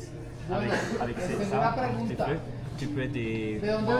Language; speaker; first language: French; non-native, learner; Spanish